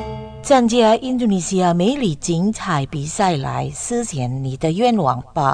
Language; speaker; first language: Chinese; non-native, learner; Indonesian